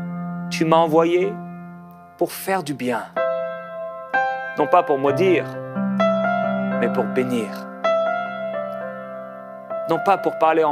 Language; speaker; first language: French; non-native, local second language; Haitian Creole